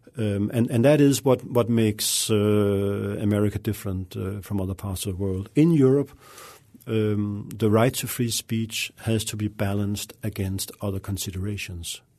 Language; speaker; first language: English; non-native, fluent; Danish